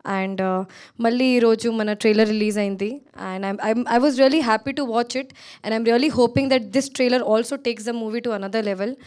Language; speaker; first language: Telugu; non-native, learner; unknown